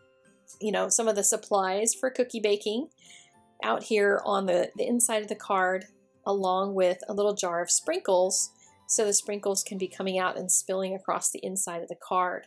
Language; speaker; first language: English; native; English